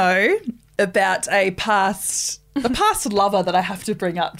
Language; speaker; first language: English; native; English